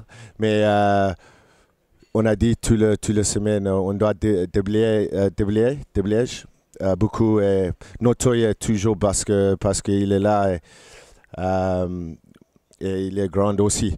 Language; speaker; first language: French; non-native, fluent; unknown